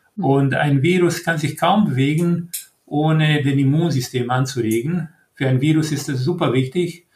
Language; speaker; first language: German; non-native, fluent; Croatian